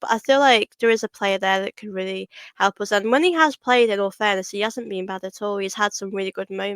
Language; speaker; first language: English; native; English